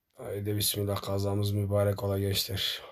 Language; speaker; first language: Turkish; native; Turkish